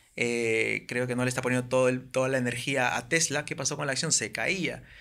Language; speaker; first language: Spanish; native; Spanish